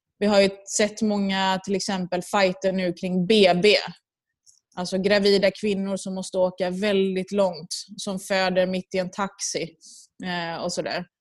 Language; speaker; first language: Swedish; early bilingual, other home language; Persian